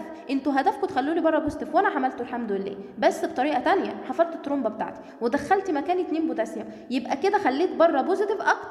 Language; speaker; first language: Arabic; native; Arabic